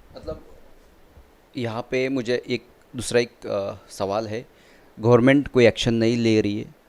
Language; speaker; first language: Hindi; non-native, local second language; Marathi